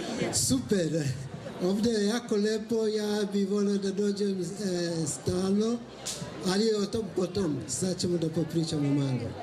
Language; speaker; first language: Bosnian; non-native, fluent; Swahili